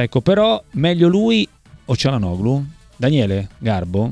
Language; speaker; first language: Italian; native; Italian